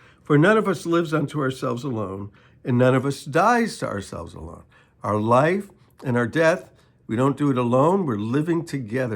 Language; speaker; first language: English; native; English